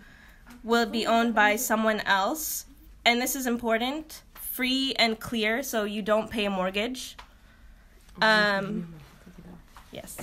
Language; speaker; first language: English; early bilingual, other home language; Arabic